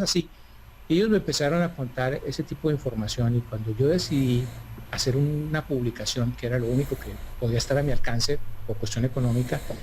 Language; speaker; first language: Spanish; native; Spanish